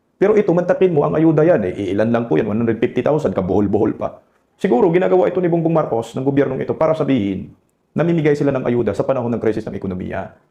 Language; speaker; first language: Filipino; non-native, local second language; Cebuano